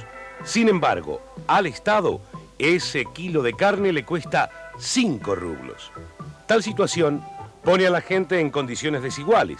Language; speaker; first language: Spanish; native; Spanish